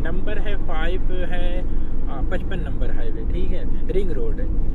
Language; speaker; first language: Hindi; native; Hindi